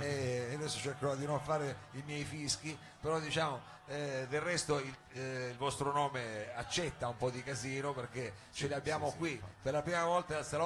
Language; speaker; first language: Italian; native; Italian